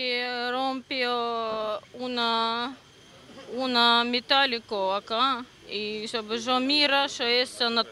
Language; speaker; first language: Spanish; non-native, learner; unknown